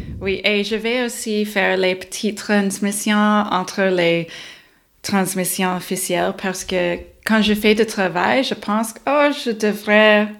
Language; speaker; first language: French; non-native, learner; English